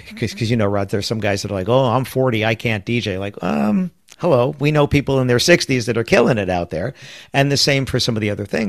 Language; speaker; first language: English; native; English